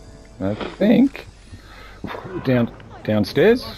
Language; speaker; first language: English; native; English